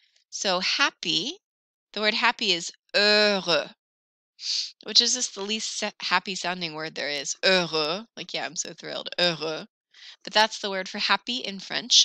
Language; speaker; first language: English; native; English